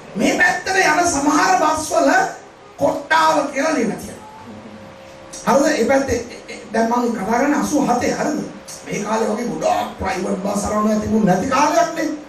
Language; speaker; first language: Sinhala; non-native, local second language; Tamil